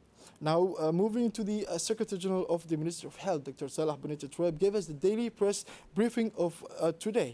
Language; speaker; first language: English; non-native, fluent; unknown